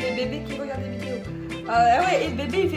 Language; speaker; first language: French; native; French